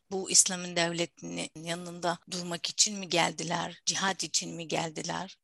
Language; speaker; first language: Turkish; non-native, fluent; Arabic